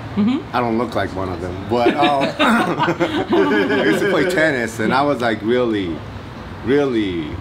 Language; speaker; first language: English; non-native, fluent; Japanese